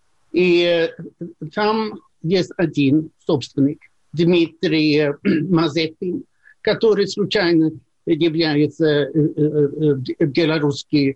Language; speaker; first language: Russian; non-native, fluent; Swedish